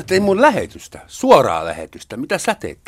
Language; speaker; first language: Finnish; native; Finnish